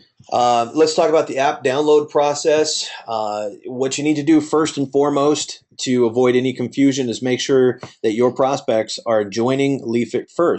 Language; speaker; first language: English; native; English